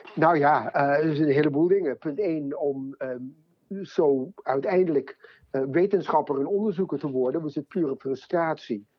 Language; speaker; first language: Dutch; non-native, fluent; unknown